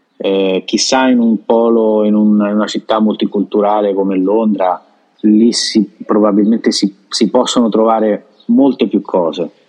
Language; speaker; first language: Italian; native; Italian